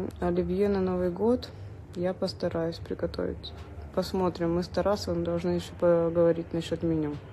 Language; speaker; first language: Russian; native; Russian